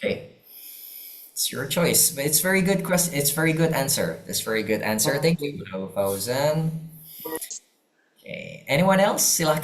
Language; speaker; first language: English; non-native, fluent; Indonesian